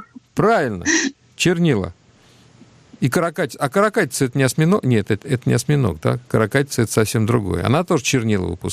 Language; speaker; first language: Russian; native; Russian